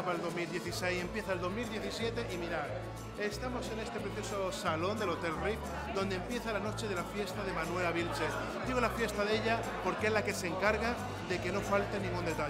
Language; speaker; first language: Spanish; native; Spanish